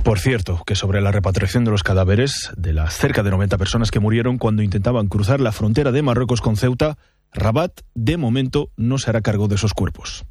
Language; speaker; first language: Spanish; native; Spanish